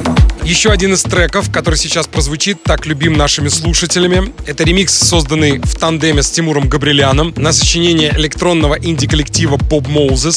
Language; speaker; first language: Russian; native; Russian